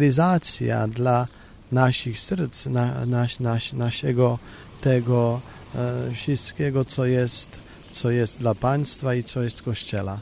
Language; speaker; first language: Polish; non-native, learner; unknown